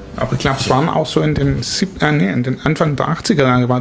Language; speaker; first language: German; non-native, learner; Italian